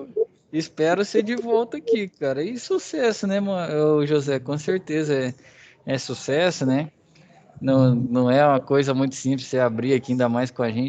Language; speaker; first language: Portuguese; native; Portuguese